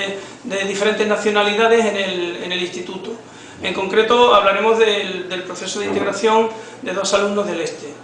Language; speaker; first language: Spanish; native; Spanish